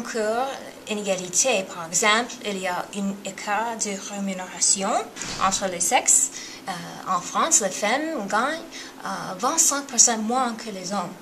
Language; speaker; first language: French; non-native, learner; English